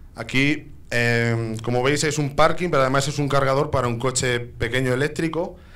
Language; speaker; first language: Spanish; native; Spanish